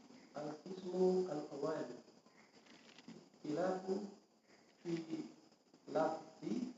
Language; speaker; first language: Arabic; non-native, learner; Indonesian